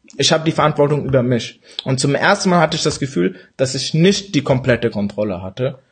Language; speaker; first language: German; early bilingual, other home language; Urdu